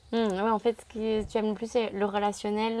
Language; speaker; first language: French; native; French